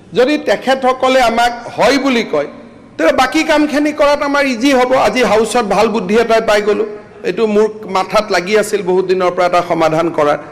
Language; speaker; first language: Assamese; native; Assamese